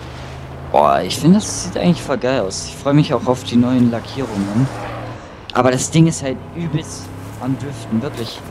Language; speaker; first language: German; native; German